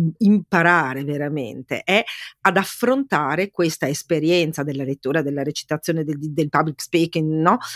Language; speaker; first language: Italian; native; Italian